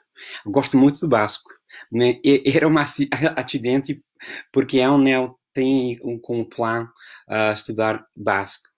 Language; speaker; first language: Portuguese; non-native, fluent; English